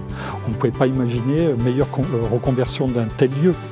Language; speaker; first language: French; native; French